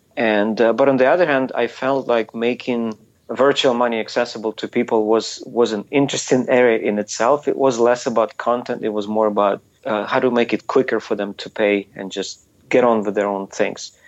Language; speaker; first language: English; non-native, fluent; Ukrainian